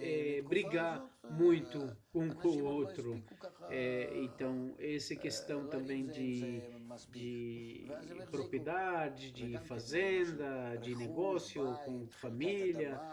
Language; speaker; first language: Portuguese; non-native, fluent; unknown